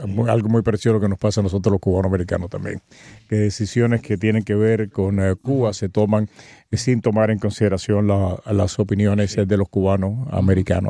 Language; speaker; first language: Spanish; native; Spanish